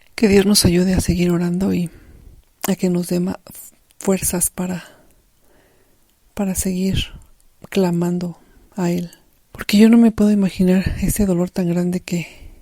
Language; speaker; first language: Spanish; native; Spanish